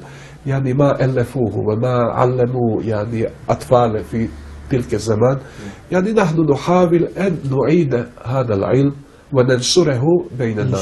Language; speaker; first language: Arabic; non-native, fluent; Bosnian